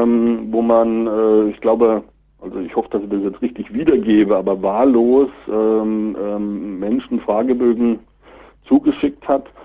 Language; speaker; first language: German; native; German